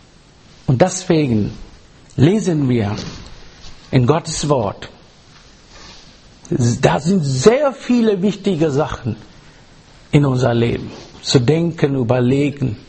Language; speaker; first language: German; non-native, learner; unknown